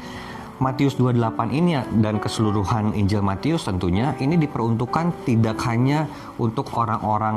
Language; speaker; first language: Indonesian; native; Indonesian